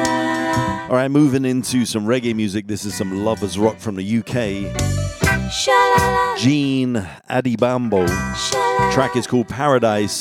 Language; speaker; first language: English; native; English